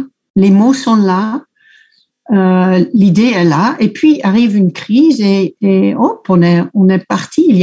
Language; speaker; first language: French; non-native, fluent; Dutch